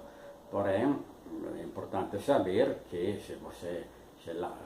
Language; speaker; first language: Portuguese; non-native, fluent; Italian